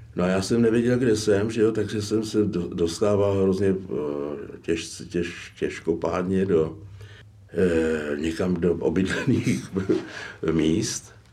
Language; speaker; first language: Czech; native; Czech